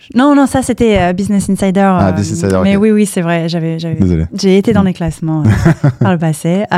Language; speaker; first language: French; non-native, fluent; English